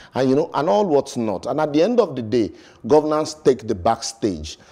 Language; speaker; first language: English; non-native, local second language; Bini